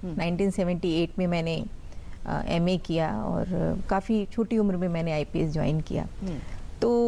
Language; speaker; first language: Hindi; native; Hindi